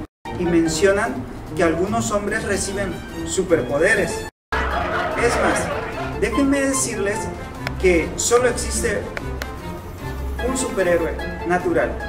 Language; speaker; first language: Spanish; native; Spanish